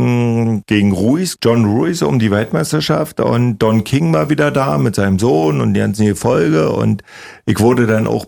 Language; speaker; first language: German; native; German